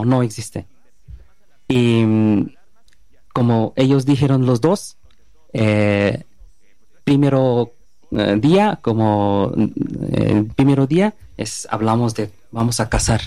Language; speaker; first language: Spanish; non-native, learner; Bangla